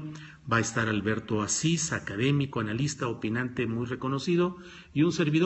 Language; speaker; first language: Spanish; native; Spanish